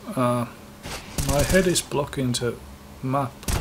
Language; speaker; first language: English; non-native, fluent; Finnish